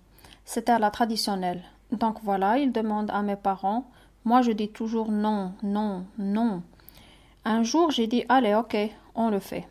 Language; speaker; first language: French; non-native, local second language; Arabic